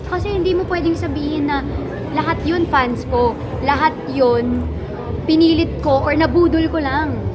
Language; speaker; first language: Filipino; native; Filipino